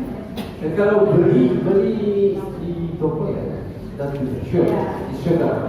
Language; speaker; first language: Indonesian; non-native, learner; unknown